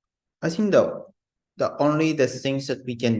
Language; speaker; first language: English; non-native, learner; Japanese